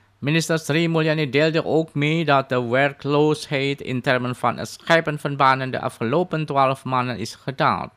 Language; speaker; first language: Dutch; non-native, fluent; Indonesian